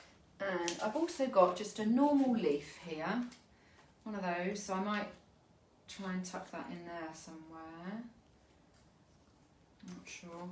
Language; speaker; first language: English; native; English